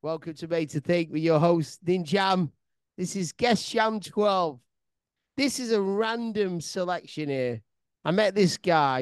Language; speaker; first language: English; native; English